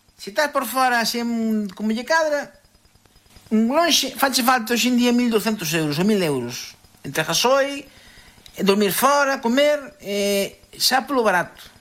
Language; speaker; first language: Galician; native; Galician